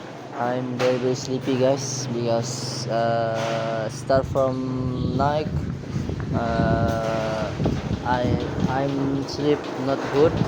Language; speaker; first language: English; non-native, learner; Indonesian